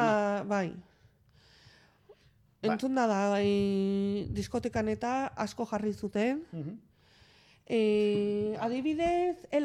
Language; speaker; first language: Basque; non-native, local second language; Spanish